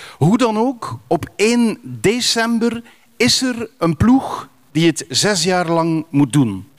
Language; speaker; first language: Dutch; native; Dutch